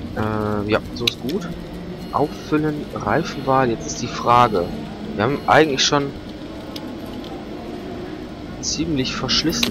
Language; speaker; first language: German; native; German